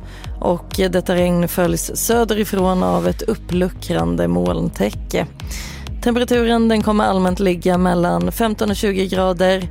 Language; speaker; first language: Swedish; native; Swedish